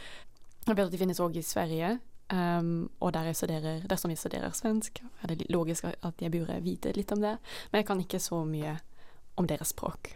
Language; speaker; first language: Norwegian; non-native, fluent; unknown